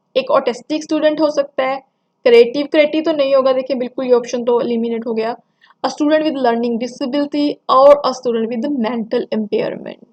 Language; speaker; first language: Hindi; non-native, local second language; Punjabi